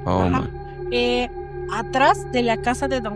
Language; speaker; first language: Spanish; native; Spanish